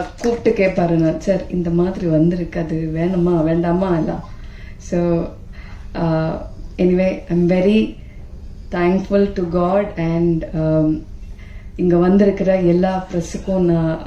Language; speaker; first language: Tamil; non-native, fluent; Malayalam